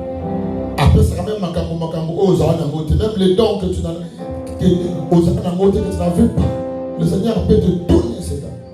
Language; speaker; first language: French; non-native, local second language; Lingala